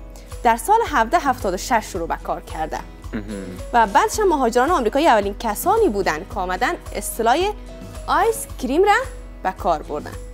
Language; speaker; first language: Persian; native; Persian